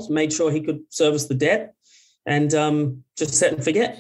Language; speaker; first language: English; native; English